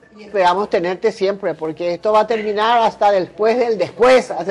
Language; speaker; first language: Spanish; native; Spanish